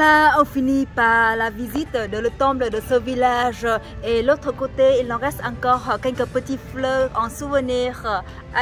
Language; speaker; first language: French; non-native, learner; Vietnamese